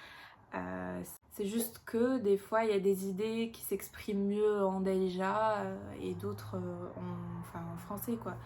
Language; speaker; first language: French; non-native, local second language; Arabic